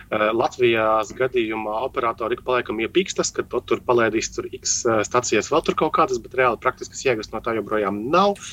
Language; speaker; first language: Latvian; native; Latvian